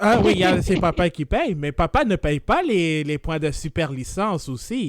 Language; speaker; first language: French; native; French